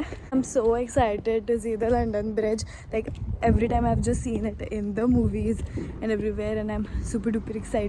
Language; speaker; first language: English; non-native, local second language; Hindi